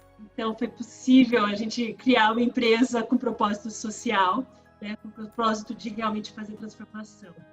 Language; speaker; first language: Portuguese; early bilingual, other home language; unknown